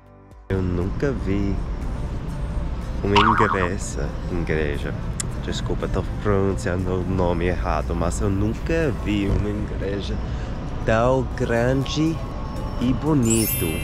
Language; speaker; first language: Portuguese; non-native, learner; English